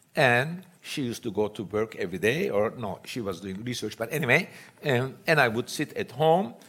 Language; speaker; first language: English; non-native, fluent; Turkish